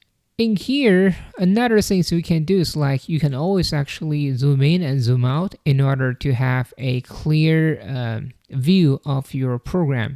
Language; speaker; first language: English; non-native, fluent; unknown